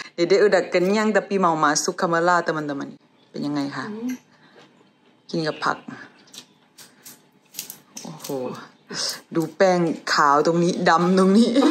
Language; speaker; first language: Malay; non-native, fluent; Thai